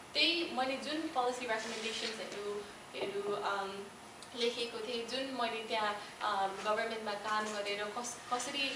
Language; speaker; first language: Nepali; early bilingual, heritage; Nepali